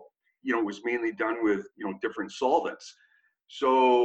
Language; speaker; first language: English; native; English